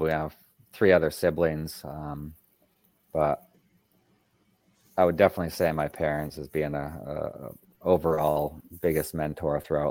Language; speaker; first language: English; native; English